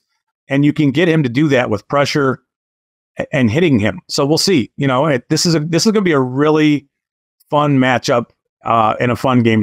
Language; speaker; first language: English; native; English